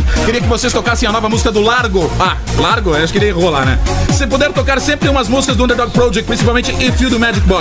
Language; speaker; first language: Portuguese; native; Portuguese